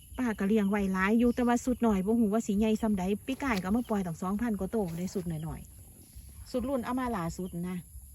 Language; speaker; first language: Thai; native; Thai